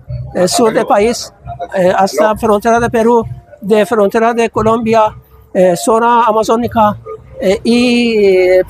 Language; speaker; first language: Spanish; non-native, fluent; Persian